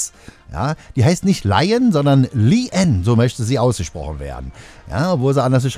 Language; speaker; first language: German; native; German